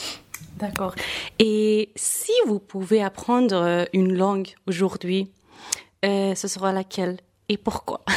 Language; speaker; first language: French; non-native, fluent; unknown